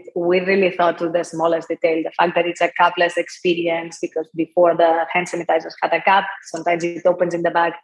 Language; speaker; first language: English; non-native, fluent; Spanish